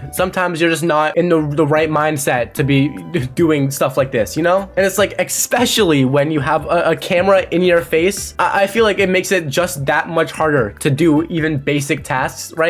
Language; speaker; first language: English; native; English